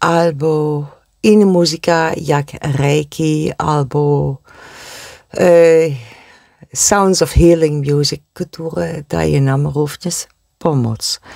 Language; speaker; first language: Polish; non-native, learner; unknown